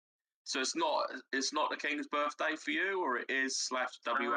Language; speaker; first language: English; native; English